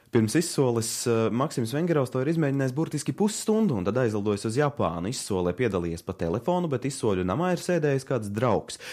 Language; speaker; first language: Latvian; native; Latvian